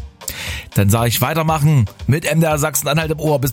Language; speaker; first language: German; native; German